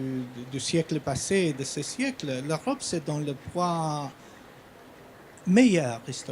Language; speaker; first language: French; non-native, fluent; Albanian